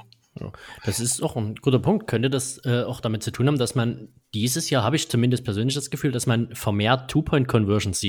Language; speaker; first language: German; native; German